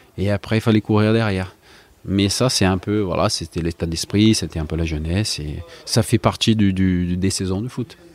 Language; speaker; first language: French; non-native, fluent; Portuguese